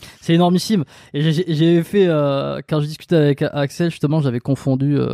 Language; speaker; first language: French; native; French